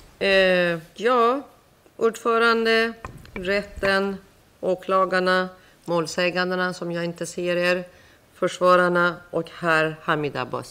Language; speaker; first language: Swedish; non-native, fluent; Persian